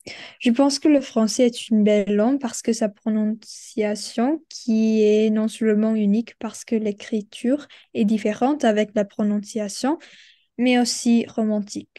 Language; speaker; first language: French; non-native, learner; Indonesian